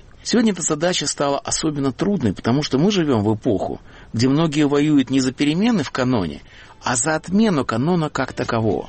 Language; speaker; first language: Russian; native; Russian